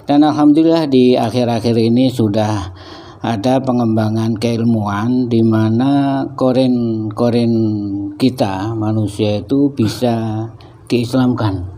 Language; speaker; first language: Indonesian; native; Indonesian